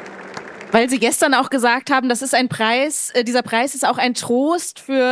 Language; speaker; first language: German; native; German